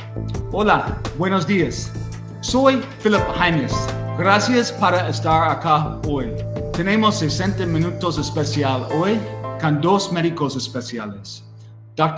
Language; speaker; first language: Spanish; non-native, learner; English